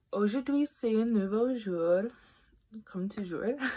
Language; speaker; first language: French; non-native, local second language; English